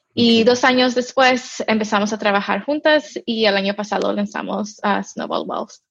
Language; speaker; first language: Spanish; early bilingual, heritage; Spanish